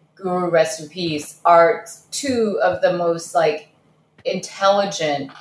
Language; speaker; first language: English; early bilingual, other home language; Russian